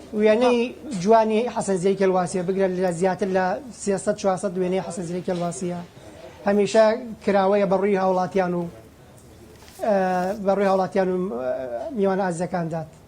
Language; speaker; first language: Central Kurdish; native; Central Kurdish